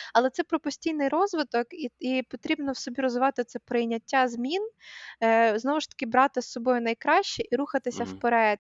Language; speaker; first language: Ukrainian; native; Ukrainian